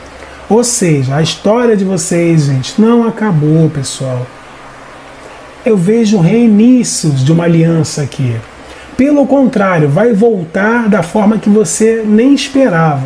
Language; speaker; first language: Portuguese; native; Portuguese